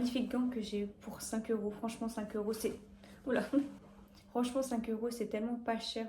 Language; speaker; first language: French; native; French